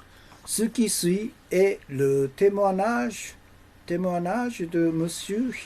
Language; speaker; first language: French; non-native, learner; Japanese